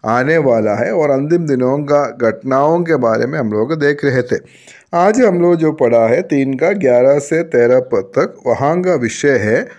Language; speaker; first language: Hindi; non-native, local second language; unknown